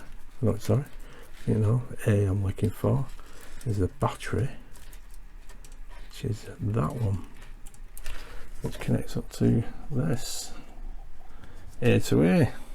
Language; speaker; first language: English; native; English